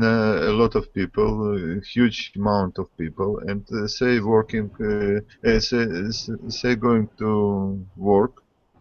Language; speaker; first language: English; non-native, learner; Russian